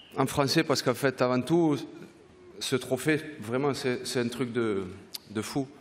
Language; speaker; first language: French; native; French